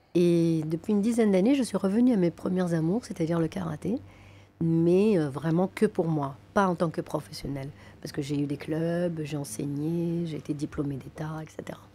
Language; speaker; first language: French; non-native, local second language; Arabic